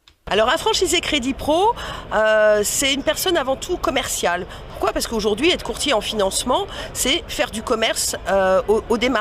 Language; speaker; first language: French; native; French